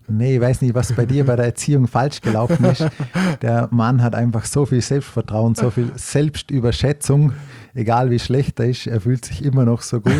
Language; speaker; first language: German; native; German